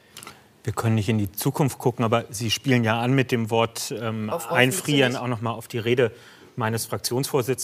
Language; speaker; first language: German; native; German